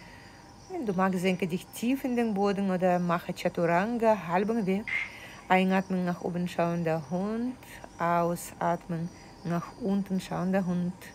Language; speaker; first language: German; non-native, fluent; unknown